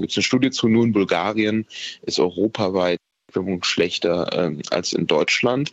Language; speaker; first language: German; native; German